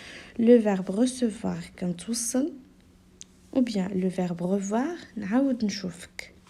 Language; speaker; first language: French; non-native, local second language; Arabic